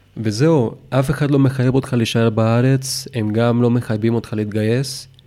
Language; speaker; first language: Hebrew; non-native, fluent; Spanish